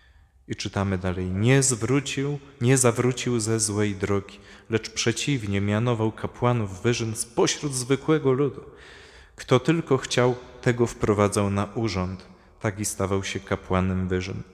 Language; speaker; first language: Polish; native; Polish